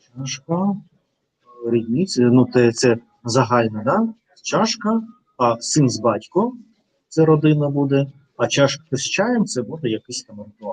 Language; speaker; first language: Ukrainian; non-native, learner; Russian